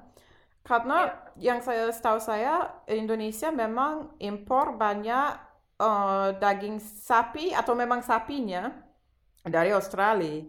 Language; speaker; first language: Indonesian; non-native, fluent; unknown